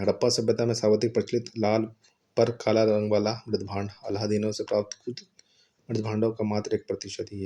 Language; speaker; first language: Hindi; native; Hindi